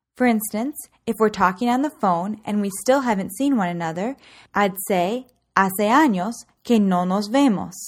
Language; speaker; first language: English; native; English